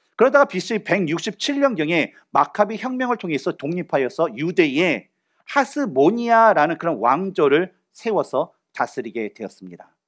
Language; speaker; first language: Korean; native; Korean